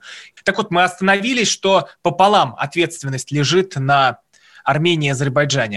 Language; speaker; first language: Russian; native; Russian